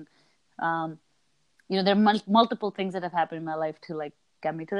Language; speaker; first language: English; non-native, local second language; Hindi